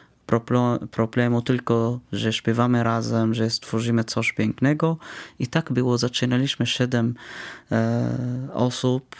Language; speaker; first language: Polish; non-native, fluent; Arabic